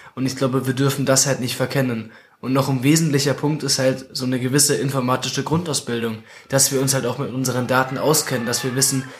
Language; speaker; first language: German; native; German